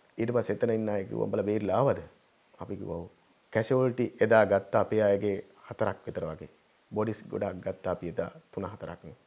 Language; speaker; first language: Sinhala; native; Sinhala